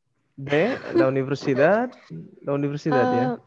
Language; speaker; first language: Spanish; non-native, fluent; Indonesian